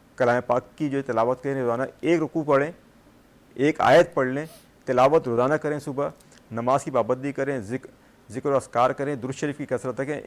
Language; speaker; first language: Urdu; native; Urdu